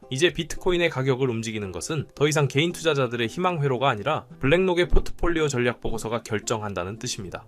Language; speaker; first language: Korean; native; Korean